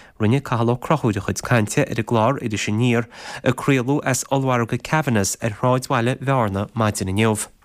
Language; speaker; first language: Irish; native; Irish